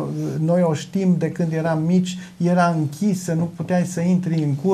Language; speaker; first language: Romanian; non-native, local second language; German